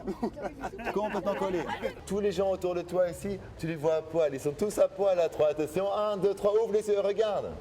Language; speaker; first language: French; native; French